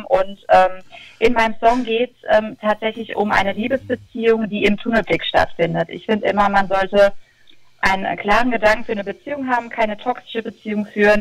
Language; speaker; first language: German; native; German